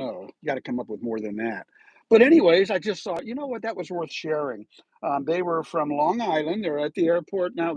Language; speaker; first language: English; native; English